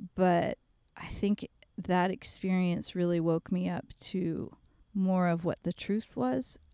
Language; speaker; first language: English; native; English